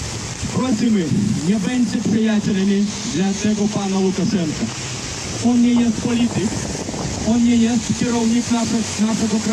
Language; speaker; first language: Polish; non-native, learner; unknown